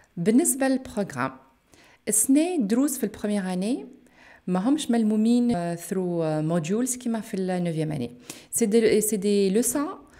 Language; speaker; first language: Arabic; native; Arabic